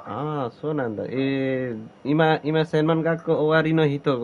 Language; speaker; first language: Japanese; non-native, learner; Nepali